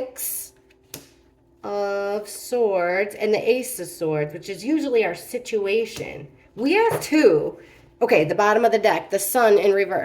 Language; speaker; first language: English; native; English